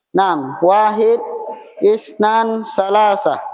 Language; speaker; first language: Arabic; non-native, fluent; Indonesian